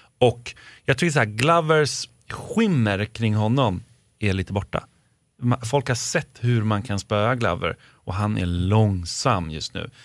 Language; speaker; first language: Swedish; native; Swedish